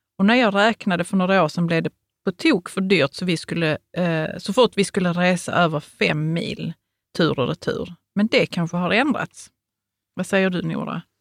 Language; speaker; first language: Swedish; native; Swedish